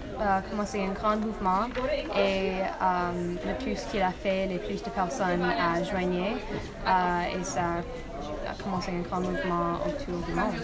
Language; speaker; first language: French; non-native, learner; English